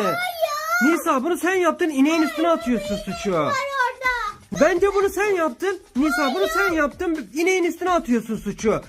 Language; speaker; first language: Turkish; native; Turkish